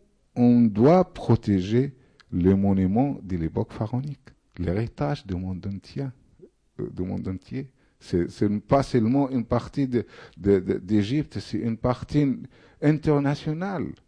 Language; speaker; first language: French; non-native, fluent; Arabic